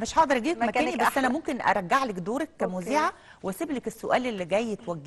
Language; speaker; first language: Arabic; native; Arabic